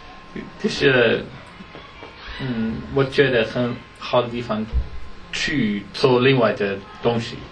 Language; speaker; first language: Chinese; non-native, learner; Dutch